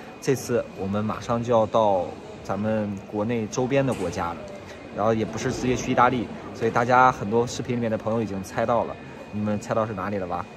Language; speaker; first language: Chinese; native; Chinese